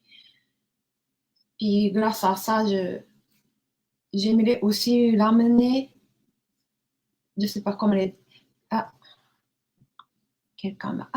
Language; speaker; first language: French; non-native, learner; Japanese